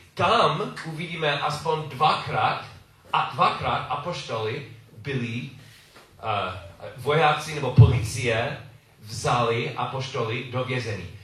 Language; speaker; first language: Czech; non-native, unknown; English